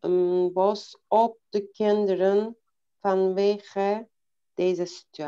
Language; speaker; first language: Dutch; non-native, learner; Turkish